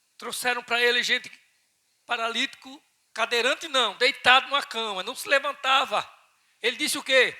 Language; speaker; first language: Portuguese; native; Portuguese